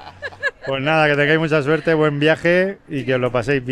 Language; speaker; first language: Spanish; native; Spanish